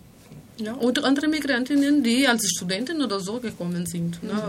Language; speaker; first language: German; non-native, fluent; Spanish